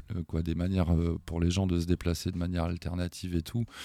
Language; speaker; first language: French; non-native, fluent; German